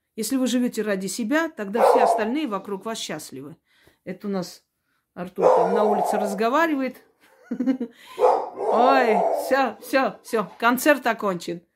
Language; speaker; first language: Russian; non-native, local second language; Armenian